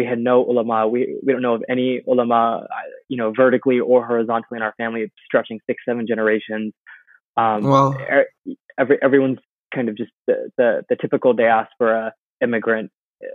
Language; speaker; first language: English; native; English